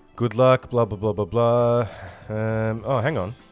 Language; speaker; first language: English; native; English